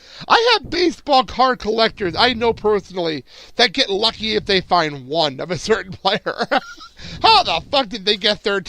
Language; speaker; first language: English; native; English